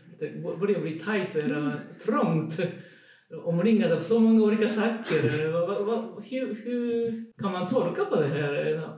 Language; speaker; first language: Swedish; non-native, learner; Japanese